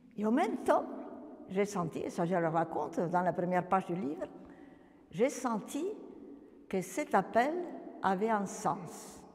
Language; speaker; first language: French; non-native, fluent; Spanish